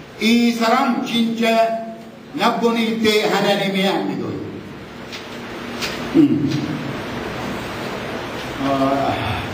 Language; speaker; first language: Korean; non-native, learner; Arabic